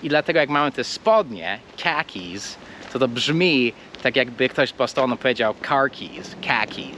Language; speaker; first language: Polish; non-native, fluent; English